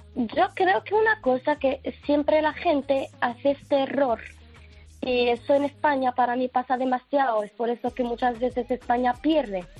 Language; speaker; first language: Spanish; non-native, fluent; Arabic